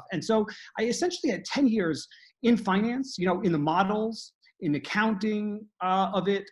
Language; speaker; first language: English; native; English